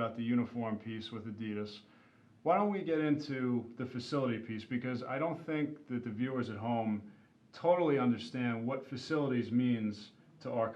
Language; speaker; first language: English; native; English